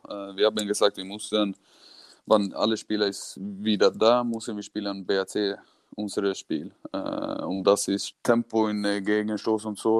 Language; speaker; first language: German; non-native, learner; Swedish